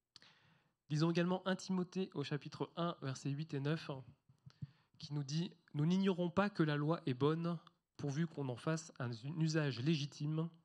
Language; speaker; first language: French; native; French